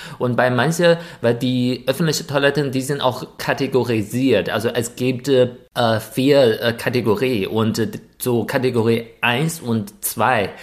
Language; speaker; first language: German; non-native, fluent; Chinese